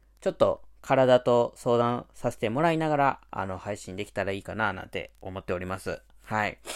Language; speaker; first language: Japanese; native; Japanese